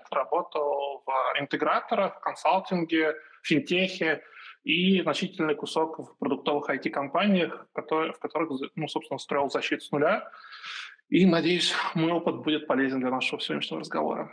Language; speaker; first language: Russian; native; Russian